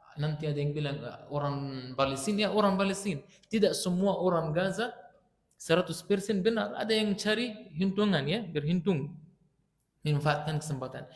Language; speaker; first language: Malay; non-native, fluent; Arabic